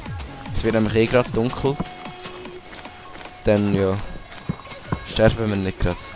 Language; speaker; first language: German; native; German